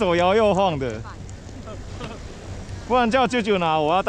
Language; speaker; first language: Chinese; native; Chinese